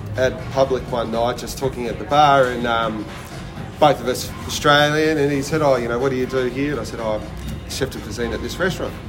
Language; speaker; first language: English; native; English